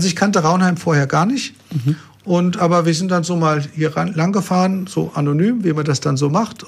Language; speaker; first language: German; native; German